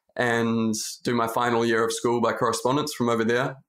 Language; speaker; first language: English; native; English